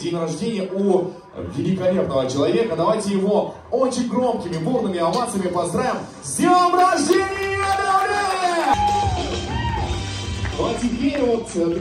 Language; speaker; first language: Russian; native; Russian